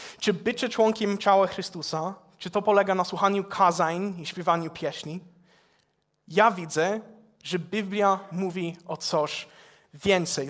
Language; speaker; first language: Polish; non-native, fluent; English